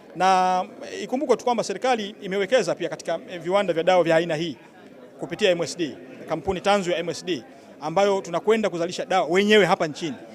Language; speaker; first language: Swahili; native; Swahili